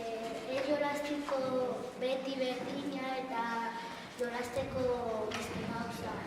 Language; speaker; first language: Basque; non-native, local second language; Spanish